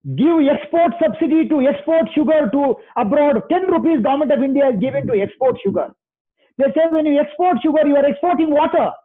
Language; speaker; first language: English; non-native, local second language; Kannada